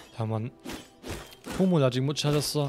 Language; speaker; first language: Korean; non-native, fluent; German